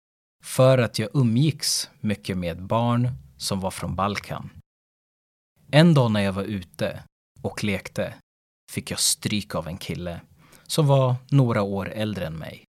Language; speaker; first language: Swedish; early bilingual, other home language; Lingala